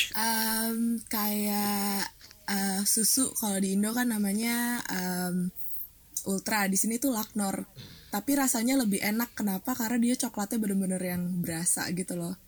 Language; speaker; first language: Indonesian; native; Indonesian